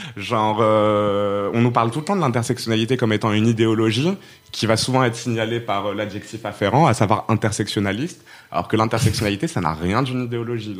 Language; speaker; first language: French; non-native, local second language; Arabic